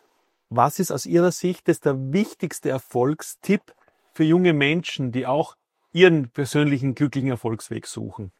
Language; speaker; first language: German; native; German